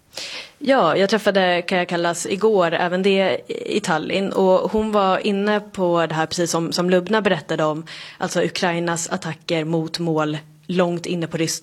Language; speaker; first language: Swedish; native; Swedish